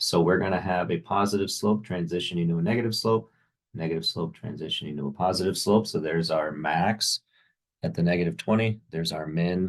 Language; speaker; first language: English; native; English